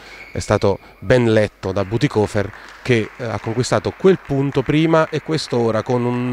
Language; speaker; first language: Italian; native; Italian